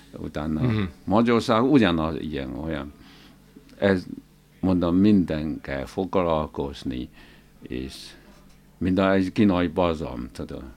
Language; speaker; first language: Hungarian; non-native, learner; Chinese